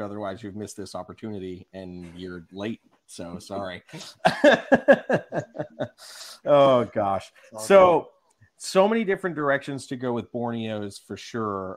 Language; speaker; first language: English; native; English